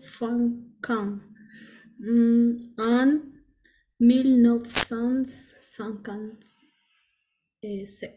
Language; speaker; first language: French; non-native, learner; Spanish